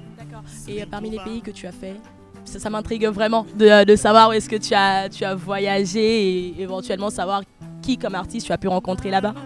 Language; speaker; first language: French; native; French